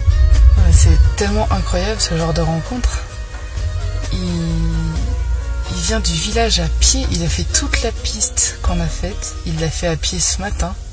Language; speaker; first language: French; native; French